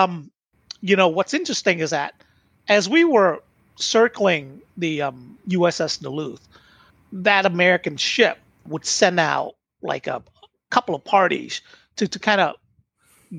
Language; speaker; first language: English; early bilingual, other home language; Vietnamese